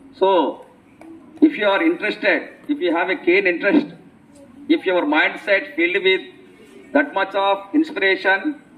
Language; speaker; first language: English; non-native, local second language; Telugu